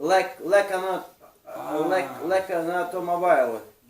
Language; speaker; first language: English; non-native, learner; Russian